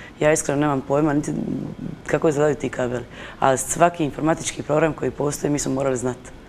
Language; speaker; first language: Croatian; native; Croatian